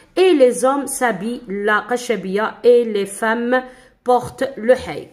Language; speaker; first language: French; non-native, local second language; Arabic